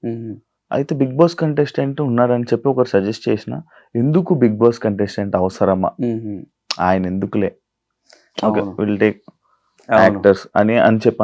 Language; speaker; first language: Telugu; native; Telugu